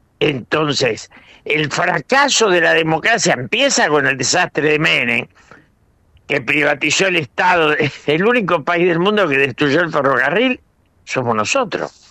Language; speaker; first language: Spanish; native; Spanish